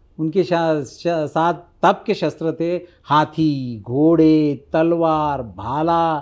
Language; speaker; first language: Hindi; non-native, local second language; Marathi